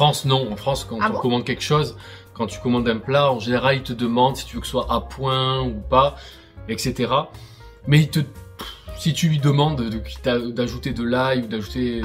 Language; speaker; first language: French; native; French